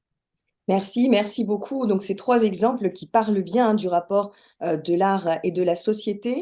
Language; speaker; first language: French; native; French